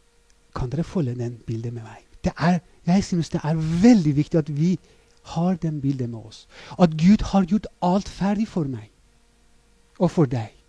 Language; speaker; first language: Norwegian; non-native, fluent; Persian